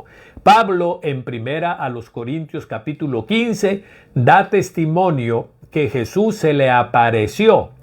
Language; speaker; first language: Spanish; native; Spanish